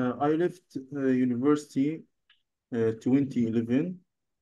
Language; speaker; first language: English; non-native, learner; Arabic